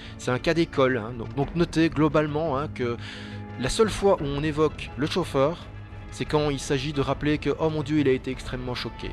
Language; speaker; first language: French; native; French